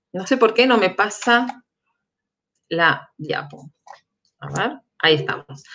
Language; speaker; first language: Spanish; native; Spanish